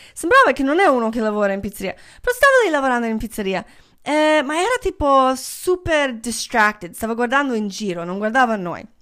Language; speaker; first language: Italian; non-native, fluent; English